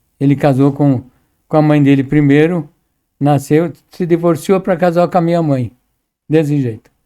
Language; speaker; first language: Portuguese; early bilingual, other home language; Arabic